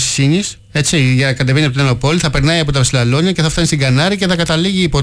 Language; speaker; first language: Greek; native; Greek